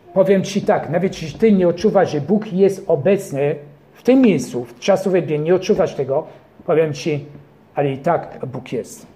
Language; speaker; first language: Polish; non-native, fluent; French